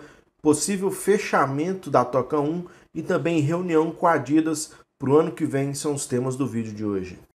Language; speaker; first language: Portuguese; native; Portuguese